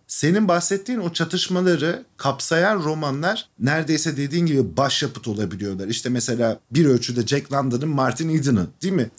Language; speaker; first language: Turkish; native; Turkish